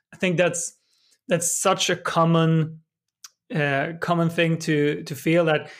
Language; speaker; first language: English; non-native, fluent; Swedish